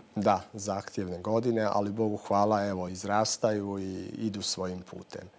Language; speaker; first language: Croatian; native; Croatian